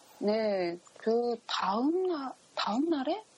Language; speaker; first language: Korean; non-native, learner; Japanese